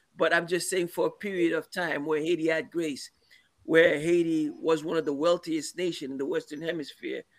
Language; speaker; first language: English; non-native, fluent; Haitian Creole